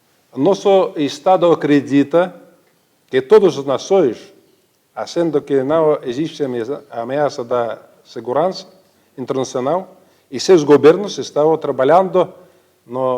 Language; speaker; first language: Portuguese; non-native, fluent; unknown